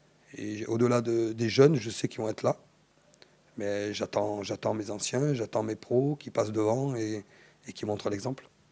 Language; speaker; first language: French; native; French